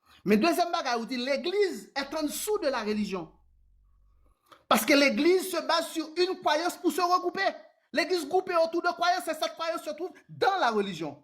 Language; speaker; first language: French; non-native, local second language; Haitian Creole